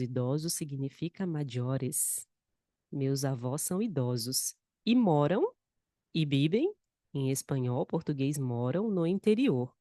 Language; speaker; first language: Portuguese; non-native, fluent; Spanish